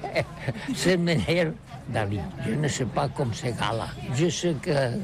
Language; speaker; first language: French; non-native, learner; Catalan